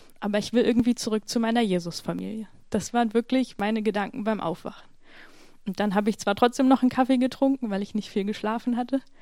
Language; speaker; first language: German; native; German